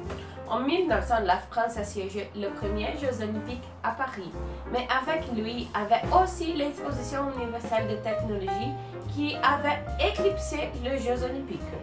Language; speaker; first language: French; non-native, learner; Portuguese